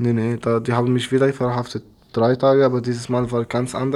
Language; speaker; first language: German; non-native, learner; Arabic